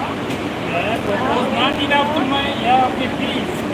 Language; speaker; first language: English; non-native, fluent; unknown